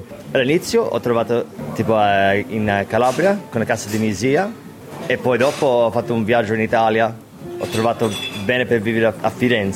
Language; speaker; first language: Italian; early bilingual, heritage; English